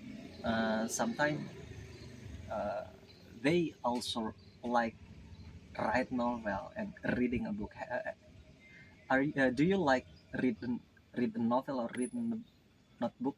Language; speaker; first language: English; non-native, learner; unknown